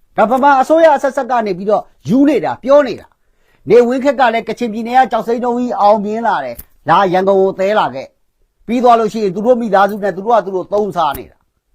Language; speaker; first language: Burmese; non-native, local second language; Kachin